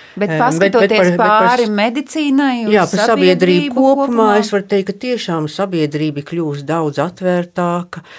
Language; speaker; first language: Latvian; early bilingual, heritage; Latvian